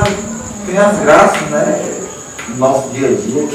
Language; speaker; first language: Portuguese; native; Portuguese